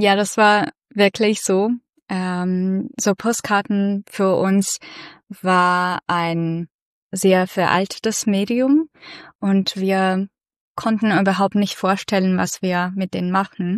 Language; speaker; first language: German; non-native, fluent; Russian